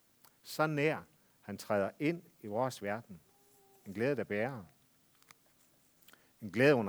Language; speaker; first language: Danish; native; Danish